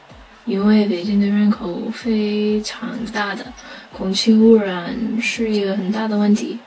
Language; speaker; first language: Chinese; non-native, learner; English